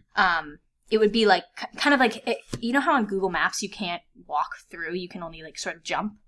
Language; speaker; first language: English; native; English